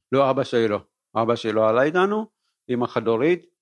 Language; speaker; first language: Hebrew; early bilingual, other home language; Amharic